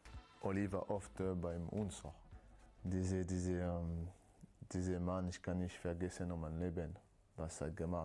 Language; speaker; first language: German; non-native, learner; French